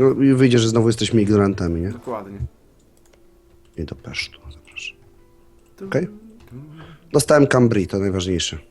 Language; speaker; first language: Polish; native; Polish